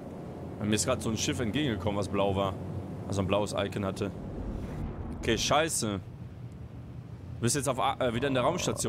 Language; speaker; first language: German; native; German